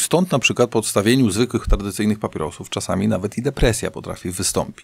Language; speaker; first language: Polish; native; Polish